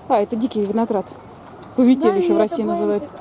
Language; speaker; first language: Russian; native; Russian